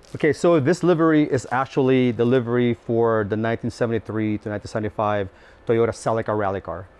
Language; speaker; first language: English; non-native, local second language; Filipino